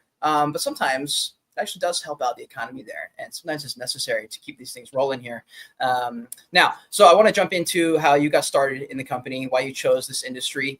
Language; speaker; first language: English; native; English